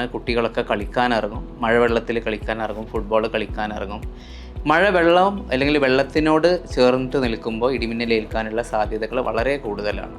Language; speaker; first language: Malayalam; native; Malayalam